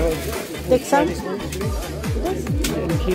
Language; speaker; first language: English; non-native, learner; Filipino